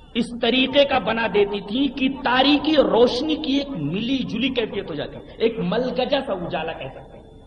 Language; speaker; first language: Urdu; native; Urdu